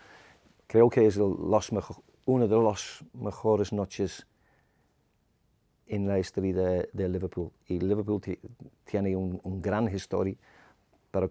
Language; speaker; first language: Spanish; non-native, learner; English